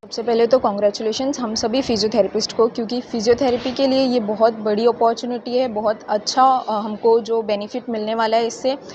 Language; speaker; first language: Hindi; non-native, local second language; Gujarati